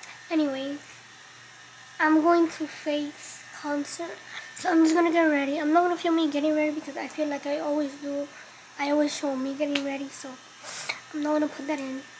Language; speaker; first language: English; early bilingual, other home language; Spanish